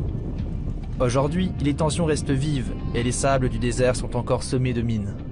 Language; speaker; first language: French; native; French